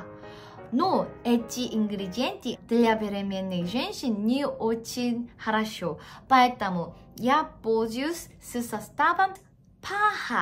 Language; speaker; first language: Russian; non-native, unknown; Korean